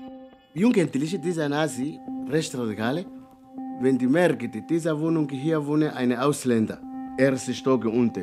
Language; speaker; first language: German; non-native, learner; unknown